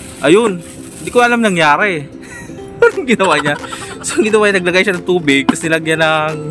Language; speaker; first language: Filipino; non-native, local second language; Bikol